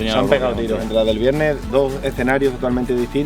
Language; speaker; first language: Spanish; native; Spanish